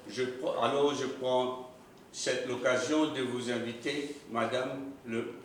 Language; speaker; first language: French; non-native, local second language; Morisyen